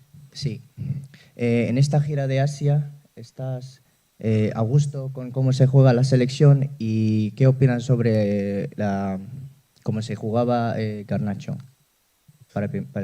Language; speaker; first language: Spanish; non-native, fluent; Indonesian